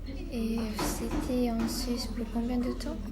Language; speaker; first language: French; non-native, learner; Malay